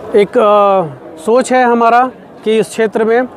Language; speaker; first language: Hindi; native; Hindi